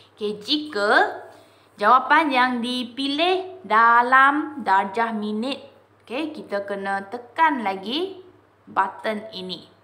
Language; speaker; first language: Malay; non-native, local second language; Chinese